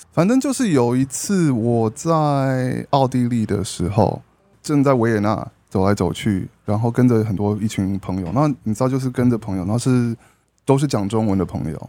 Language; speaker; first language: Chinese; early bilingual, heritage; Chinese